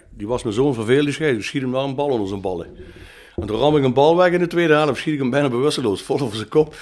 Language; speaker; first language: Dutch; native; Dutch